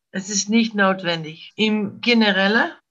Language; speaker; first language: German; non-native, fluent; English